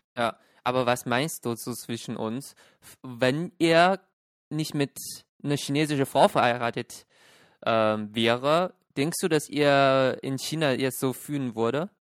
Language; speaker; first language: German; non-native, fluent; Chinese